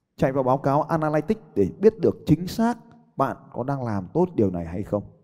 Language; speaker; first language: Vietnamese; native; Vietnamese